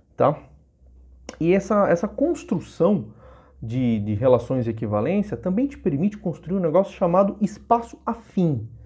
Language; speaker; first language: Portuguese; native; Portuguese